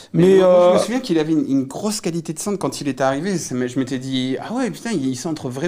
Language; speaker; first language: French; native; French